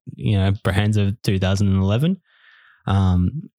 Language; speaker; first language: English; native; English